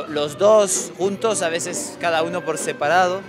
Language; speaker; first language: Spanish; non-native, fluent; French